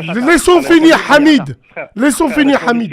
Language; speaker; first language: French; early bilingual, other home language; Arabic